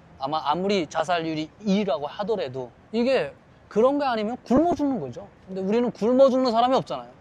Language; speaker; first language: Korean; native; Korean